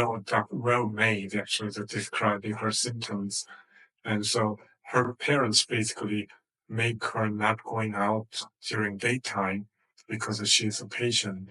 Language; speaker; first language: English; non-native, fluent; Korean